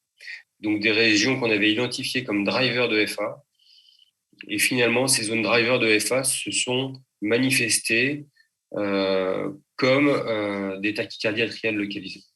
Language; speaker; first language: French; native; French